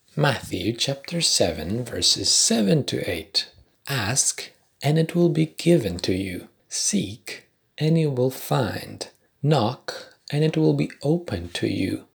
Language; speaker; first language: English; non-native, fluent; Polish